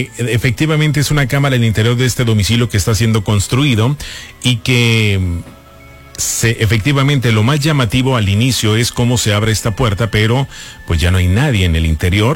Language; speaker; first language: Spanish; native; Spanish